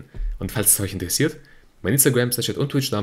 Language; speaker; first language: German; native; German